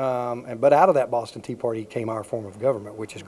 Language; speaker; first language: English; native; English